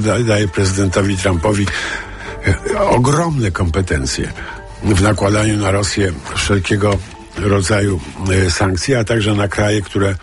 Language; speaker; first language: Polish; native; Polish